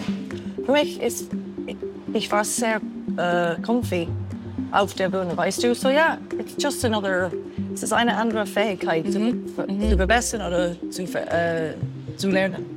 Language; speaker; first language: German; non-native, learner; English